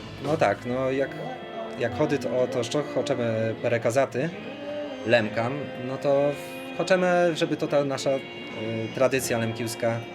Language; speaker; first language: Polish; non-native, local second language; Rusyn